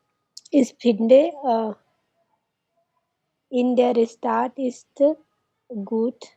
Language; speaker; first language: German; non-native, learner; Hindi